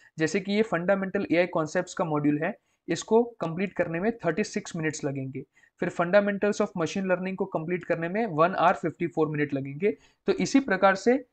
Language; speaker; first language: Hindi; non-native, local second language; Gujarati